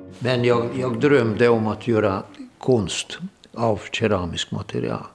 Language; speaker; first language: Swedish; non-native, fluent; Hungarian